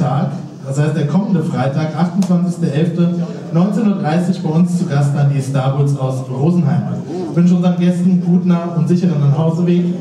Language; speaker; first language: German; native; German